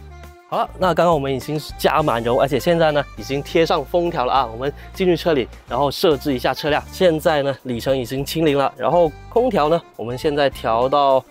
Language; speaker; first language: Chinese; native; Chinese